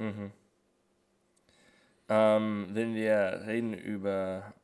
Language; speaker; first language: German; non-native, fluent; English